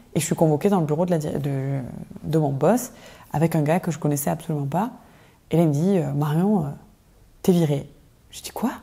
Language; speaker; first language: French; native; French